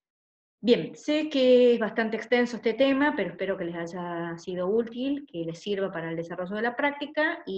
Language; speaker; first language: Spanish; native; Spanish